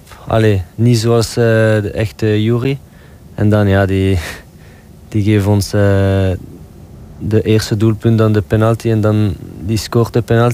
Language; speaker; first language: Dutch; non-native, local second language; French